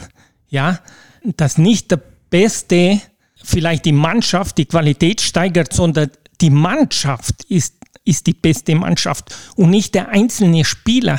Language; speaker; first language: German; non-native, local second language; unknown